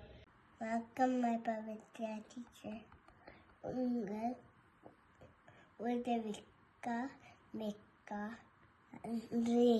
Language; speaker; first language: Tamil; early bilingual, heritage; Tamil